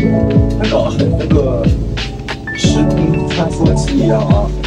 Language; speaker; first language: Chinese; native; Chinese